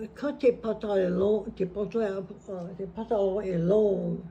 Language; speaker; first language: French; native; French